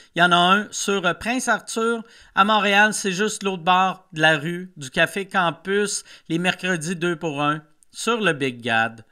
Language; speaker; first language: French; native; French